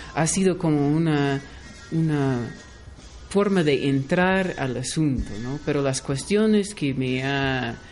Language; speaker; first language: Spanish; non-native, fluent; English